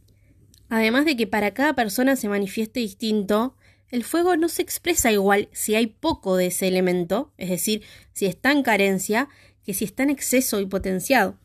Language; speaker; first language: Spanish; native; Spanish